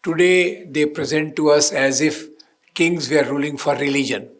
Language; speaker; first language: English; non-native, local second language; Hindi